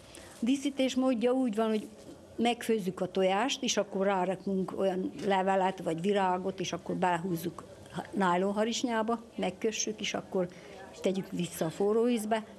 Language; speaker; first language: Hungarian; native; Hungarian